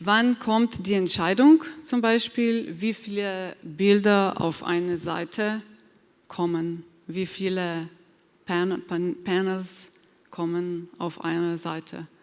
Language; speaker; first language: German; non-native, fluent; Slovenian